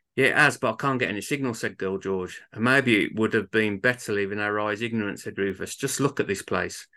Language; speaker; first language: English; native; English